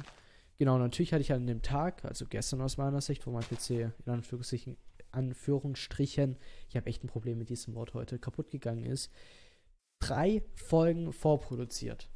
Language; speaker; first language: German; native; German